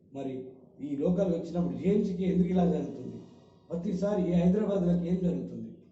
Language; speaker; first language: Telugu; native; Telugu